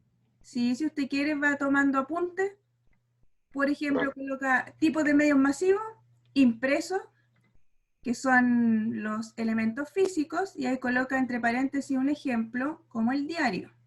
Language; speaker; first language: Spanish; native; Spanish